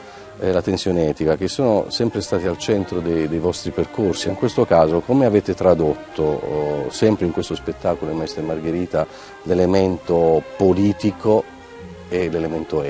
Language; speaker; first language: Italian; native; Italian